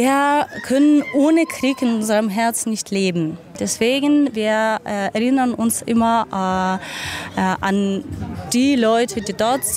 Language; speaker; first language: German; non-native, fluent; Ukrainian